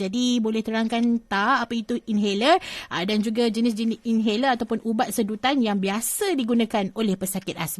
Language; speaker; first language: Malay; native; Malay